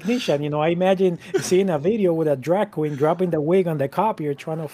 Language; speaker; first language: English; non-native, fluent; Spanish